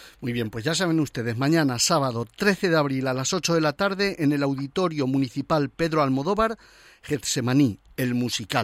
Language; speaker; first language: Spanish; native; Spanish